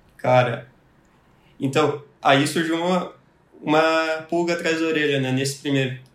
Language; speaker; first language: Portuguese; native; Portuguese